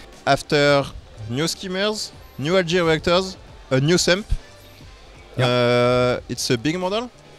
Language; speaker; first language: English; non-native, fluent; French